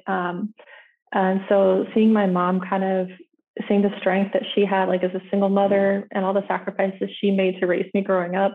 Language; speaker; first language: English; native; English